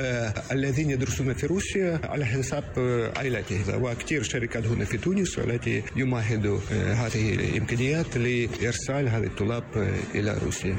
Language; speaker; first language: Arabic; non-native, learner; Russian